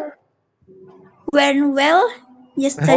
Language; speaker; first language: English; non-native, learner; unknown